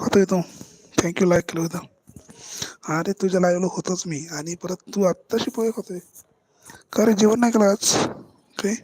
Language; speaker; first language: Hindi; non-native, local second language; Marathi